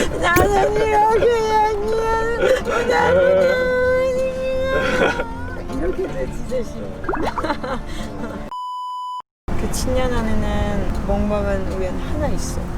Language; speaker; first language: Korean; non-native, learner; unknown